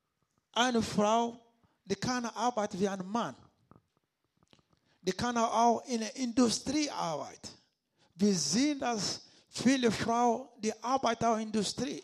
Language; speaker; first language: German; non-native, learner; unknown